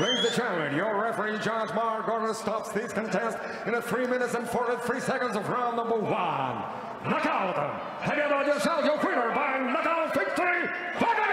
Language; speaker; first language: English; non-native, learner; Russian